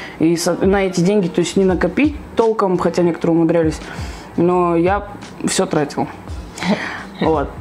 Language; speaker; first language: Russian; native; Russian